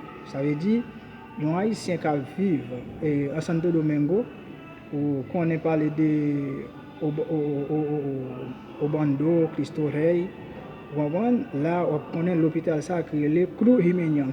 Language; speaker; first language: French; non-native, learner; Haitian Creole